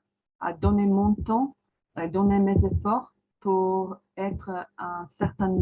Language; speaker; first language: French; non-native, fluent; Croatian